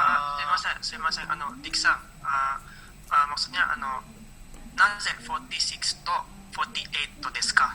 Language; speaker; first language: Japanese; non-native, learner; Indonesian